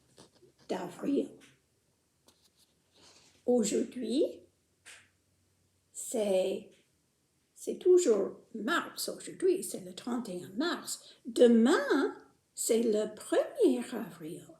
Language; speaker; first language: French; non-native, fluent; English